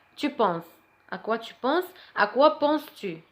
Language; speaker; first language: French; non-native, local second language; Arabic